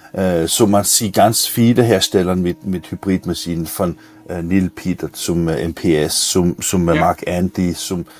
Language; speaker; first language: German; non-native, learner; Danish